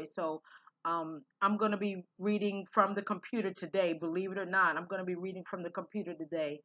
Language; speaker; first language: English; native; English